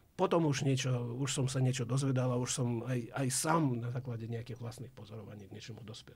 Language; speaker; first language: Slovak; non-native, fluent; Russian